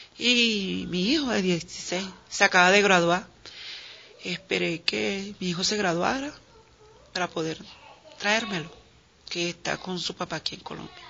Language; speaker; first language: Spanish; native; Spanish